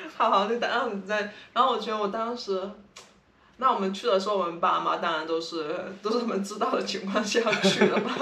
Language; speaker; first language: Chinese; non-native, local second language; Cantonese